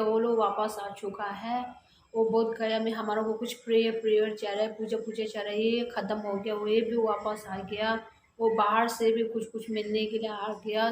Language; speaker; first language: Hindi; non-native, learner; Tibetan